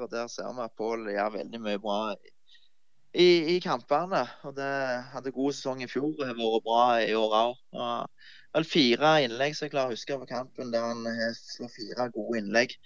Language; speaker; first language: Norwegian; native; Norwegian